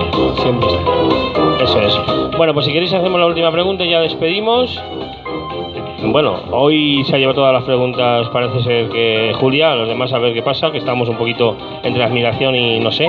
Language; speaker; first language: Spanish; native; Spanish